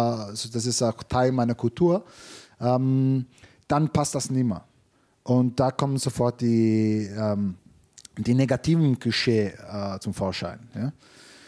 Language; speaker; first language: German; non-native, fluent; Italian